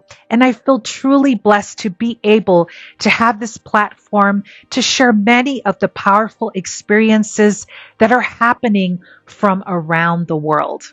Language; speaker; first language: English; native; English